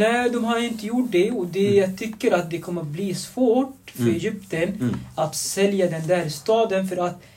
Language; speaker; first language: Swedish; non-native, fluent; Arabic